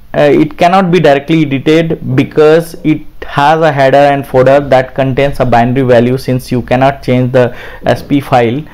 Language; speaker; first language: English; non-native, local second language; Hindi